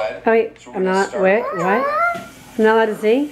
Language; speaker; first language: English; native; English